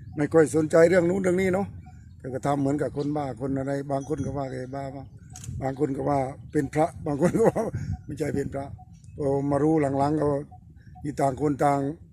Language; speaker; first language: Thai; native; Thai